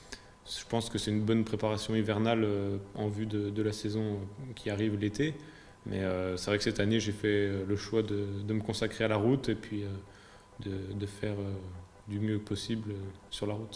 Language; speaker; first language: French; native; French